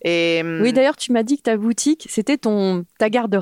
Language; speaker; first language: French; native; French